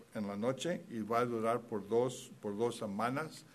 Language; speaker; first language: Spanish; early bilingual, heritage; Spanish